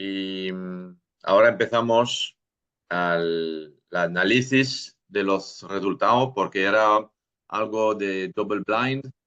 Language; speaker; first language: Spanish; non-native, fluent; French